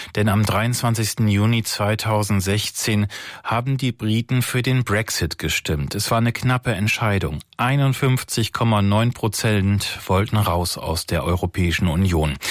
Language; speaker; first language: German; native; German